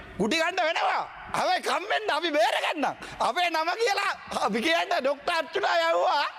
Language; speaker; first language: Sinhala; non-native, local second language; Tamil